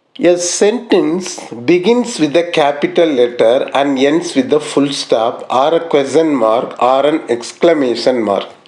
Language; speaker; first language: English; non-native, local second language; Tamil